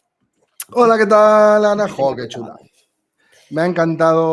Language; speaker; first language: Spanish; native; Spanish